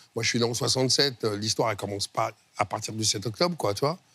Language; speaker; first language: French; native; French